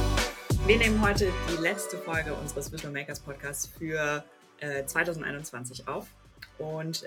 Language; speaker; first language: German; native; German